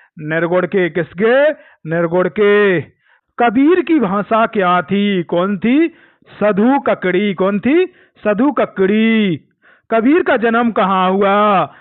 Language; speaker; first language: Hindi; native; Hindi